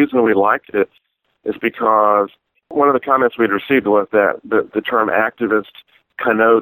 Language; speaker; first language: English; native; English